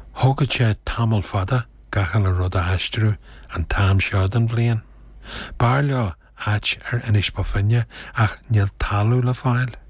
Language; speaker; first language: Irish; native; Irish